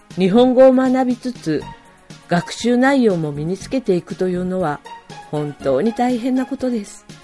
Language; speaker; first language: Japanese; native; Japanese